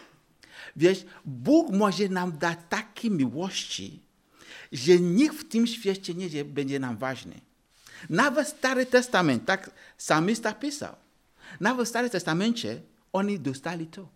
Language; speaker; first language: Polish; non-native, learner; Ukrainian